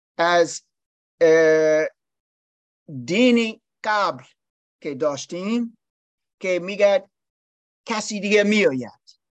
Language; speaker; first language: Persian; non-native, learner; English